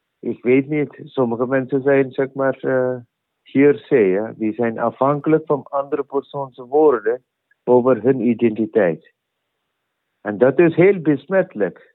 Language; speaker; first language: Dutch; non-native, learner; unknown